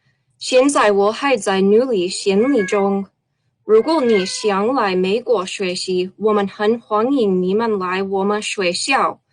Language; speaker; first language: Chinese; non-native, learner; English